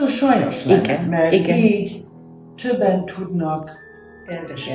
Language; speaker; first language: Hungarian; early bilingual, heritage; Hungarian